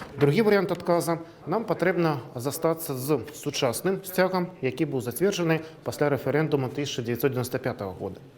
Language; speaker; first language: Belarusian; non-native, local second language; Russian